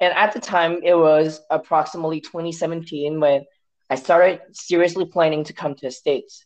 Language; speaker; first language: English; non-native, local second language; Cantonese